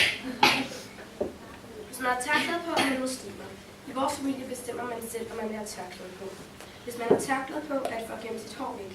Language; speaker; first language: Danish; early bilingual, heritage; Danish